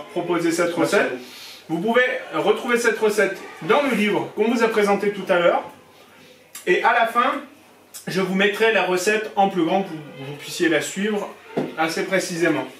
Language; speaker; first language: French; native; French